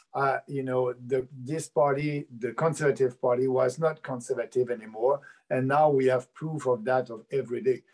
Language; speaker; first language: English; native; English